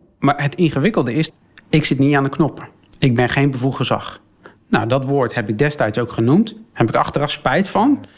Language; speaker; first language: Dutch; early bilingual, other home language; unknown